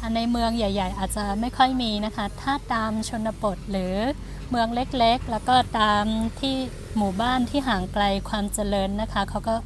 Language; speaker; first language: Thai; non-native, fluent; Burmese